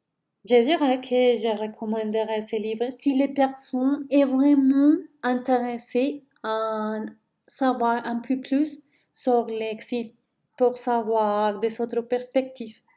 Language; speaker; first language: French; non-native, learner; Spanish